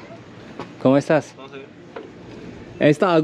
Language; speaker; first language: Spanish; non-native, learner; Turkish